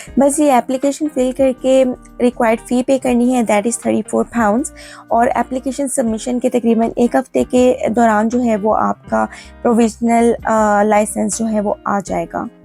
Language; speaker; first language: Urdu; native; Urdu